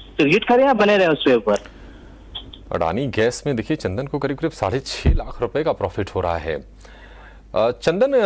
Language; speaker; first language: Hindi; native; Hindi